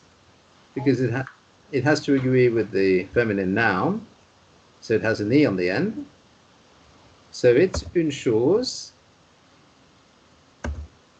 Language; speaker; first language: English; non-native, fluent; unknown